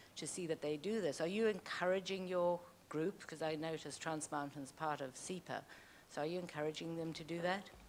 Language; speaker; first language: English; native; English